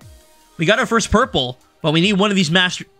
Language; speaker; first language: English; native; English